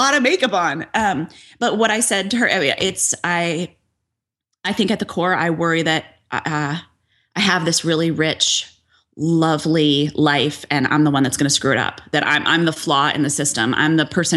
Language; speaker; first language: English; native; English